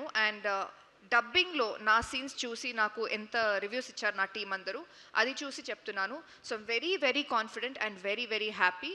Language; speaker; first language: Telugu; non-native, local second language; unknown